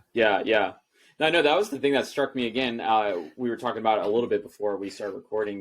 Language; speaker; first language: English; native; English